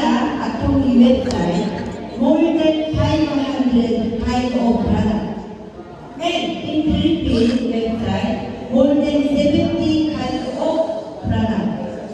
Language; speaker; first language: English; non-native, learner; Korean